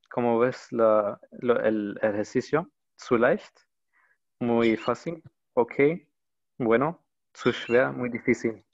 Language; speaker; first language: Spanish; non-native, learner; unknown